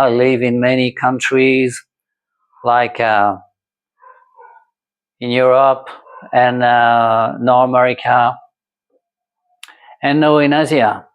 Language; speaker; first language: English; non-native, learner; French